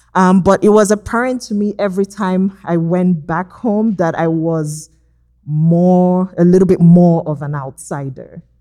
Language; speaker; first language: English; non-native, local second language; Igbo